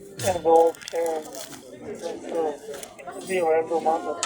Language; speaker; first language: Greek; non-native, learner; Swedish